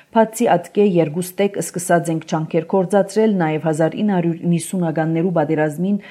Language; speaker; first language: Armenian; early bilingual, heritage; Armenian